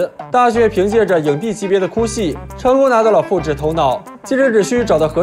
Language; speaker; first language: Chinese; native; Chinese